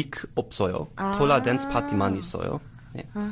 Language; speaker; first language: Korean; non-native, learner; English